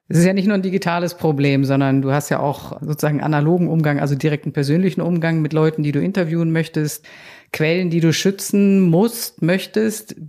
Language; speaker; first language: German; native; German